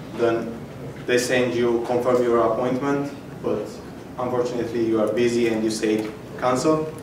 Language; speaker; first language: English; non-native, fluent; Amharic